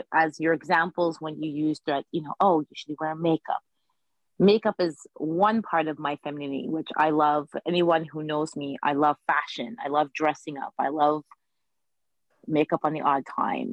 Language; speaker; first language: English; native; English